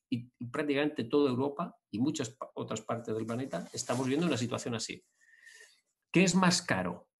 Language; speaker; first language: Spanish; native; Spanish